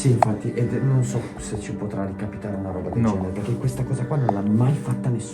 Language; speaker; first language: Italian; native; Italian